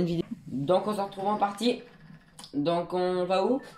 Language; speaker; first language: French; native; French